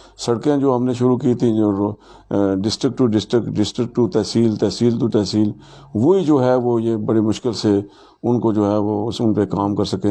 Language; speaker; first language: Urdu; non-native, local second language; Pahari-Potwari